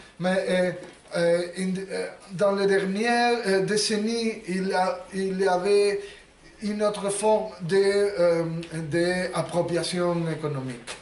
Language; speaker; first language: French; non-native, learner; Spanish